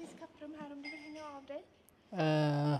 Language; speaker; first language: Swedish; native; Swedish